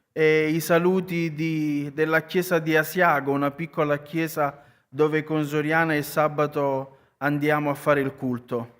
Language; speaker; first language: Italian; native; Italian